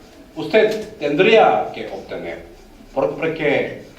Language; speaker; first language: Spanish; non-native, learner; Korean